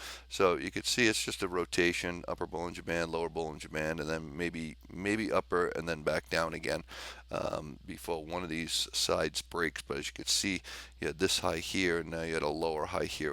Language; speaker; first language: English; native; English